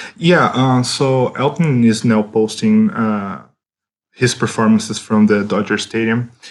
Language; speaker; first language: English; non-native, fluent; Portuguese